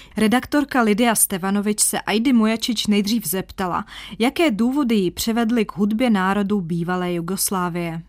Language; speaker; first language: Czech; native; Czech